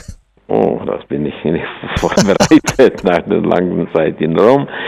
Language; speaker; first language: German; non-native, fluent; Czech